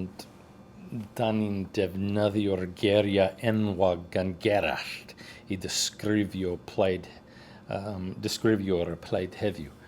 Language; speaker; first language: Welsh; non-native, learner; English